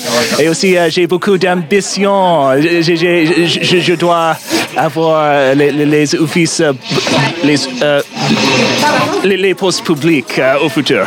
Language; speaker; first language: French; non-native, learner; English